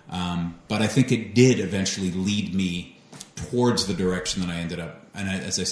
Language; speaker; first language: English; native; English